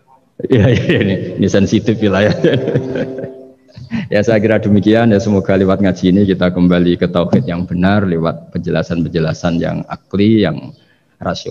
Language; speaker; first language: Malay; non-native, local second language; Javanese